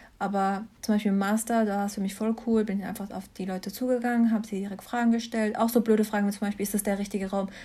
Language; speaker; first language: German; early bilingual, other home language; Turkish